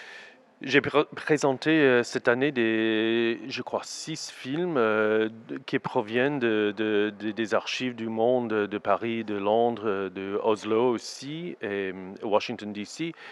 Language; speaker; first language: French; non-native, learner; English